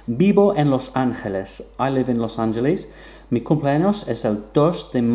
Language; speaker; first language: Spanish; non-native, fluent; English